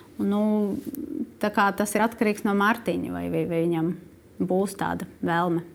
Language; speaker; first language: Latvian; non-native, local second language; Russian